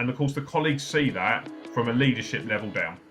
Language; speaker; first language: English; native; English